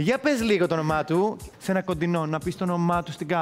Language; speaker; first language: Greek; native; Greek